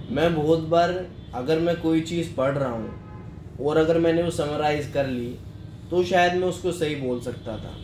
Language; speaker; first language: Hindi; native; Hindi